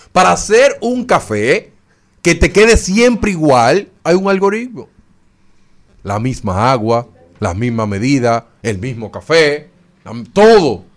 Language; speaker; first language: Spanish; native; Spanish